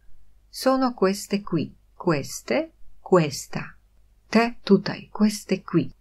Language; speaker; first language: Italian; non-native, fluent; Polish